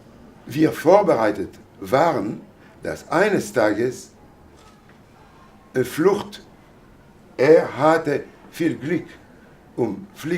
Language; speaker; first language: German; non-native, fluent; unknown